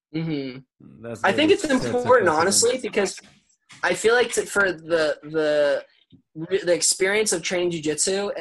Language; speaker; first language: English; early bilingual, other home language; Urdu